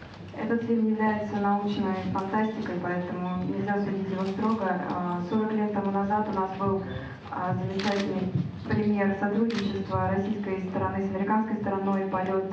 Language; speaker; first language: Russian; native; Russian